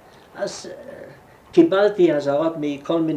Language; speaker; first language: Hebrew; non-native, fluent; German